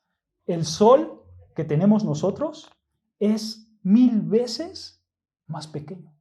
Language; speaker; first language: Spanish; native; Spanish